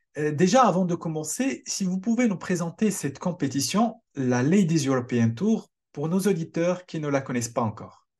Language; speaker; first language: French; non-native, local second language; Arabic